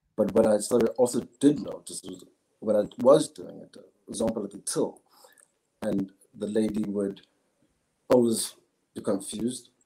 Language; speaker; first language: English; non-native, local second language; Zulu